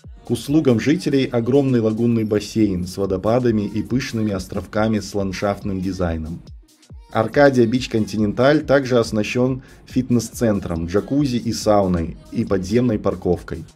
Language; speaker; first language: Russian; native; Russian